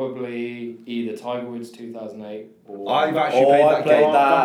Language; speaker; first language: English; native; English